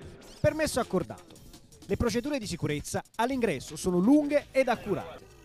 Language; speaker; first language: Italian; native; Italian